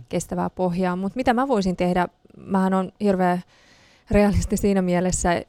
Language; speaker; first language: Finnish; early bilingual, other home language; Persian